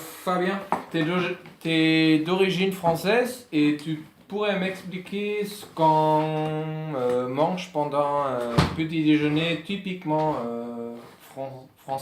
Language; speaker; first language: French; non-native, fluent; German